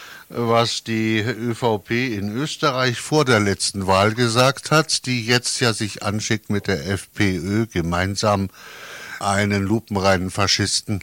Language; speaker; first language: German; native; German